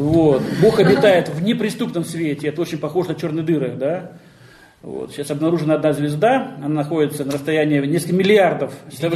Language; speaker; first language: Russian; native; Russian